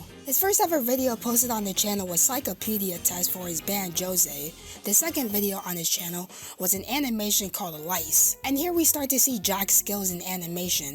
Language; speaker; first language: English; native; English